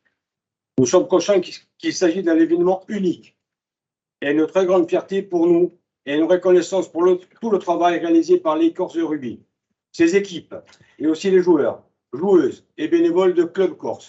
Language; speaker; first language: French; native; French